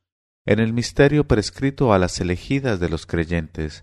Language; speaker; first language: Spanish; native; Spanish